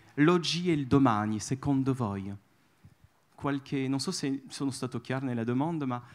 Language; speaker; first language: Italian; non-native, fluent; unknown